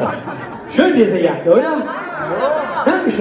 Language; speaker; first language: German; non-native, fluent; Italian